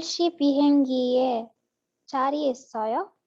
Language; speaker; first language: Korean; non-native, learner; Arabic